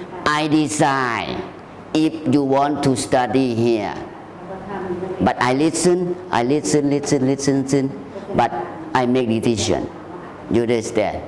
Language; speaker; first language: English; non-native, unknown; Thai